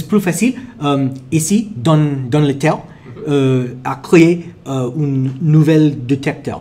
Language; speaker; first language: French; non-native, learner; English